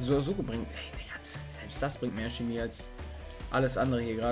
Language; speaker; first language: German; native; German